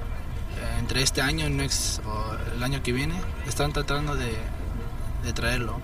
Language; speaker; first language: Spanish; early bilingual, heritage; Spanish